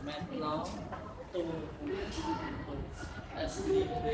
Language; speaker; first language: French; non-native, learner; Indonesian